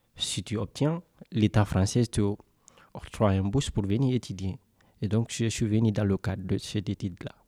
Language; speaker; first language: French; non-native, local second language; Fula